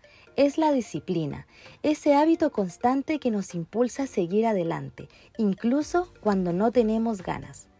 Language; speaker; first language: Spanish; native; Spanish